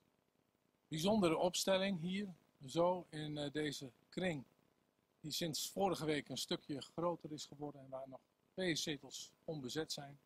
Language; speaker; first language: Dutch; native; Dutch